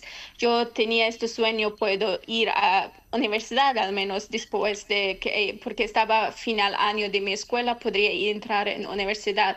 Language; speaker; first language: Spanish; non-native, learner; Persian